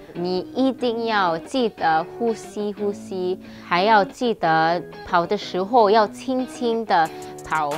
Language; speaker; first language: Chinese; non-native, local second language; English